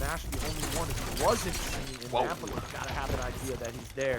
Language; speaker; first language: English; native; English